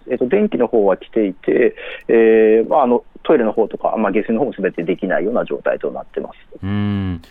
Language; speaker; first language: Japanese; native; Japanese